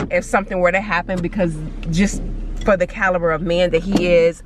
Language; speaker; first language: English; native; English